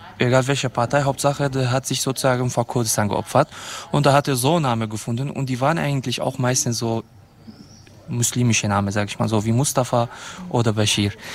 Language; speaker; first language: German; non-native, fluent; Kurdish